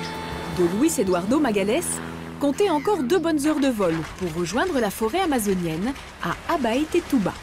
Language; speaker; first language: French; native; French